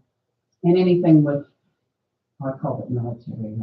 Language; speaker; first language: English; native; English